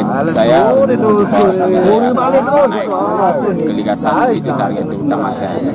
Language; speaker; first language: Indonesian; non-native, fluent; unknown